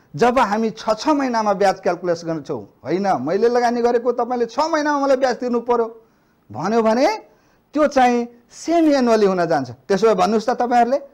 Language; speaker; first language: Nepali; non-native, local second language; Maithili